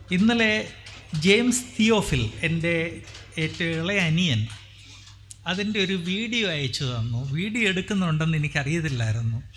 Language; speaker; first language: Malayalam; non-native, local second language; Hindi